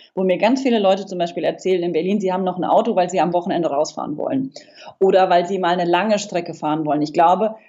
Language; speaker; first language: German; non-native, fluent; English